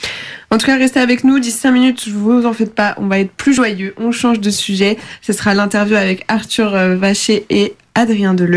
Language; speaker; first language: French; native; French